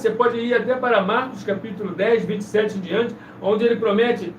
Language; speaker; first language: Portuguese; native; Portuguese